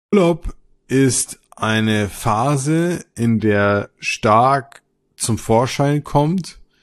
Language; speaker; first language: German; native; German